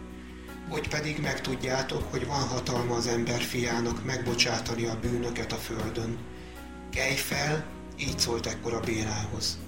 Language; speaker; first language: Hungarian; native; Hungarian